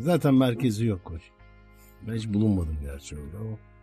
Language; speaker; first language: Turkish; native; Turkish